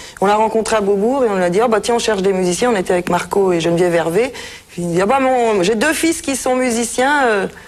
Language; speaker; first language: French; native; French